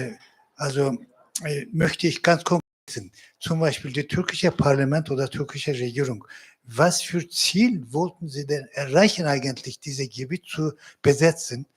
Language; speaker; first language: German; non-native, fluent; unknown